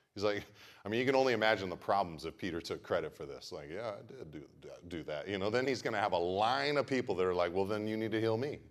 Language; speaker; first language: English; native; English